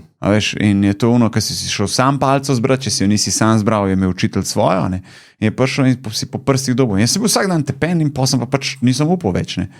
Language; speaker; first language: Slovenian; early bilingual, other home language; Bosnian